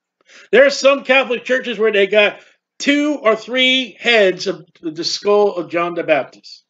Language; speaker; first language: English; native; English